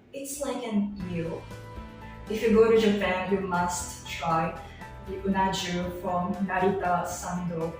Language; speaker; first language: English; non-native, fluent; Portuguese